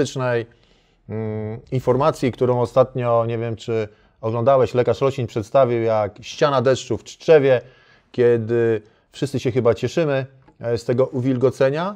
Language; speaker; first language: Polish; native; Polish